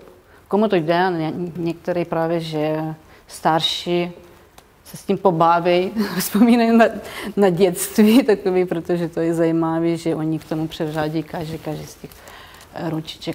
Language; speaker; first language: Czech; non-native, fluent; Ukrainian